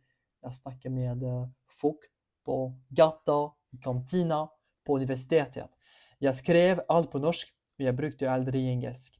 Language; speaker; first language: Norwegian; non-native, fluent; French